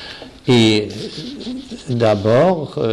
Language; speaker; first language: French; non-native, fluent; German